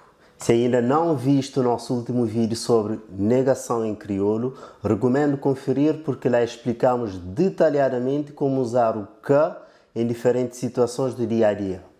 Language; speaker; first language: Portuguese; non-native, local second language; Kabuverdianu